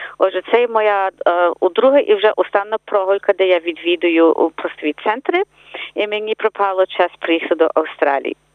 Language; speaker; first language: Ukrainian; early bilingual, heritage; Ukrainian